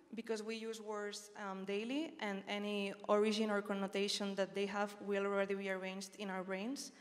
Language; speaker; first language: English; non-native, fluent; Spanish